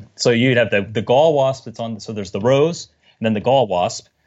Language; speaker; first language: English; native; English